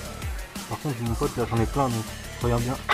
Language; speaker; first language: French; native; French